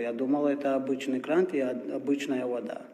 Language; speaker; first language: Russian; non-native, local second language; Chechen